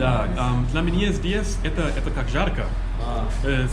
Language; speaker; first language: Russian; non-native, learner; English